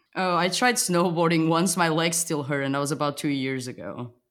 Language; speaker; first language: English; non-native, fluent; Portuguese